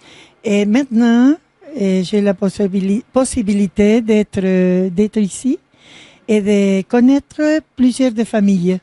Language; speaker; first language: French; non-native, learner; Spanish